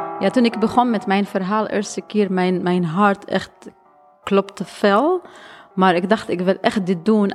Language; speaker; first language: Dutch; non-native, learner; Arabic